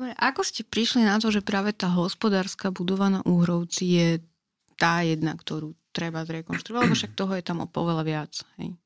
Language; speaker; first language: Slovak; native; Slovak